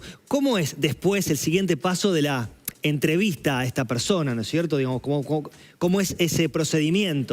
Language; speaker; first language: Spanish; native; Spanish